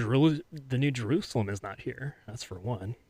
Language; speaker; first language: English; native; English